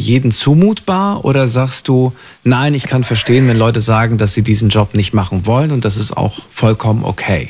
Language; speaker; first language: German; native; German